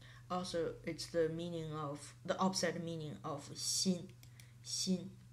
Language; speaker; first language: English; non-native, fluent; Chinese